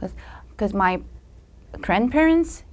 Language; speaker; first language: English; non-native, learner; Korean